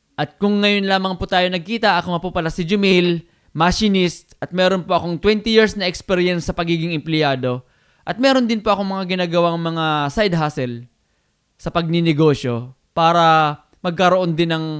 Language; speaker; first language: Filipino; non-native, local second language; Bikol